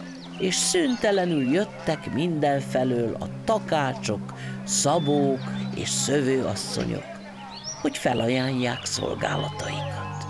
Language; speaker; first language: Hungarian; native; Hungarian